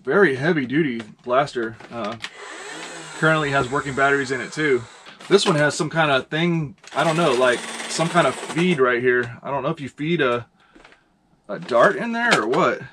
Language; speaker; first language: English; native; English